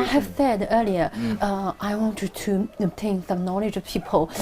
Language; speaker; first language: English; non-native, learner; Chinese